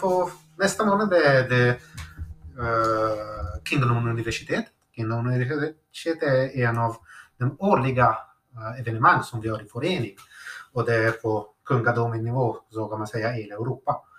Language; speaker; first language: Swedish; non-native, fluent; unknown